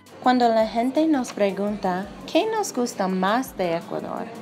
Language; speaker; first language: Spanish; non-native, fluent; English